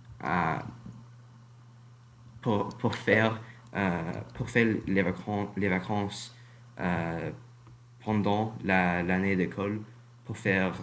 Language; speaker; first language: French; non-native, learner; English